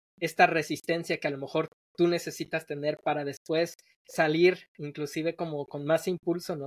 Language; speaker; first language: Spanish; native; Spanish